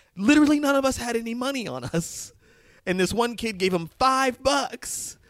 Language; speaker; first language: English; native; English